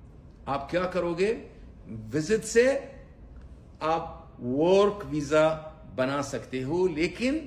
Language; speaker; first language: Hindi; non-native, fluent; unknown